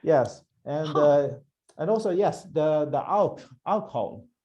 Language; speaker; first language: English; non-native, learner; Chinese